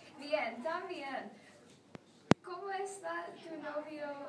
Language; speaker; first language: Spanish; non-native, learner; English